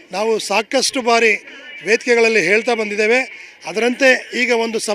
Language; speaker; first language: Kannada; non-native, local second language; Lambadi